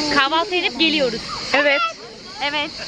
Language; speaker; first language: Turkish; native; Turkish